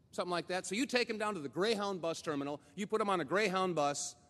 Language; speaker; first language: English; native; English